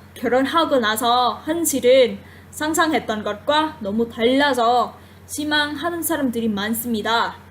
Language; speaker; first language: Korean; non-native, fluent; Vietnamese